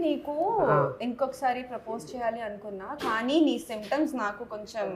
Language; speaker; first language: Telugu; non-native, fluent; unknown